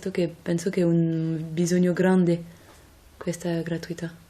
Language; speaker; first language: Italian; non-native, fluent; French